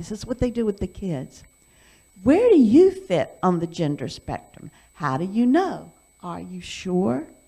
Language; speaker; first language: English; native; English